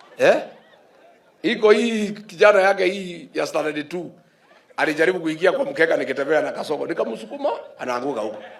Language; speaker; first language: Swahili; non-native, local second language; Kikuyu